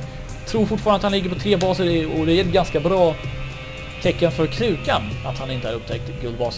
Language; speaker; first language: Swedish; native; Swedish